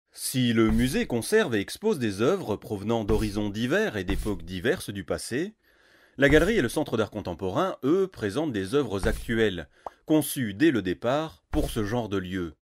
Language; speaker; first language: French; native; French